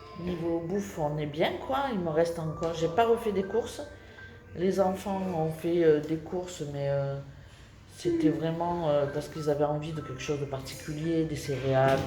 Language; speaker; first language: French; native; French